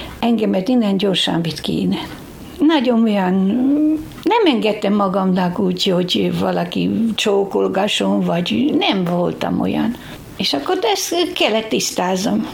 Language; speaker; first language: Hungarian; non-native, local second language; Slovak